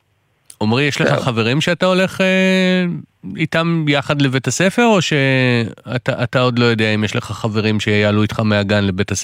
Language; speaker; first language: Hebrew; native; Hebrew